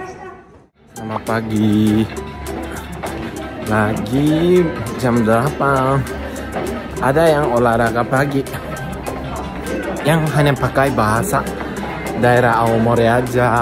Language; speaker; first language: Indonesian; non-native, learner; Japanese